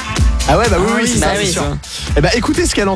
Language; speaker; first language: French; native; French